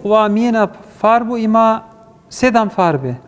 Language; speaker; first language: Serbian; early bilingual, heritage; Turkish